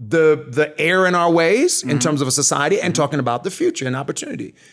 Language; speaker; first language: English; native; English